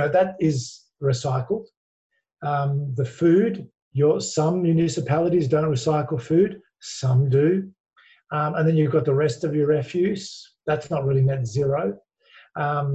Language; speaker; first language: English; native; English